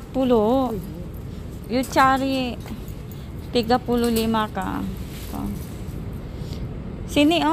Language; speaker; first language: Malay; non-native, learner; Filipino